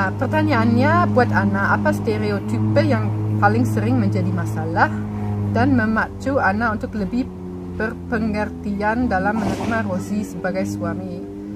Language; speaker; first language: Indonesian; non-native, fluent; German